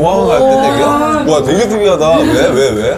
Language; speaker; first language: Korean; native; Korean